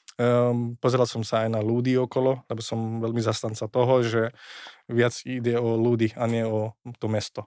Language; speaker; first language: Slovak; non-native, fluent; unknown